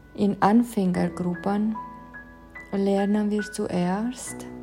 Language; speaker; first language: German; non-native, fluent; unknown